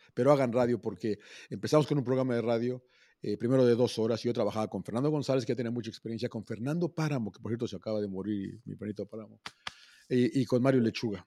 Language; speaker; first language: Spanish; native; Spanish